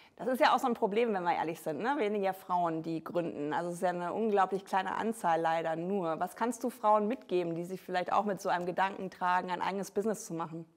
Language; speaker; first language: German; native; German